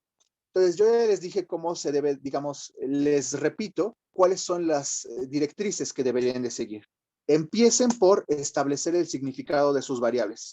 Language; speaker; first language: Spanish; native; Spanish